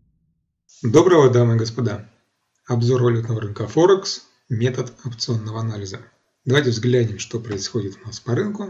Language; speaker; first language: Russian; native; Russian